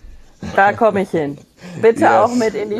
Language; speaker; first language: German; native; German